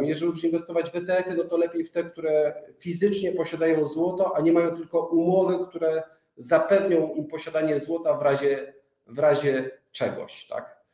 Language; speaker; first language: Polish; native; Polish